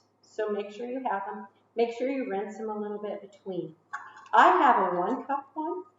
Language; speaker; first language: English; native; English